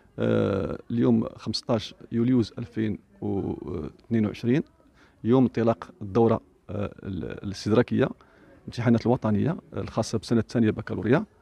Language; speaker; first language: Arabic; native; Arabic